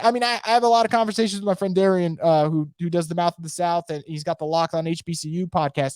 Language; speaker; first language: English; native; English